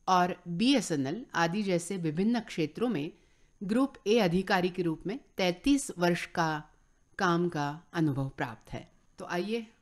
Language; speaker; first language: Hindi; non-native, local second language; Marathi